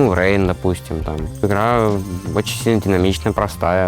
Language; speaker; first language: Russian; native; Russian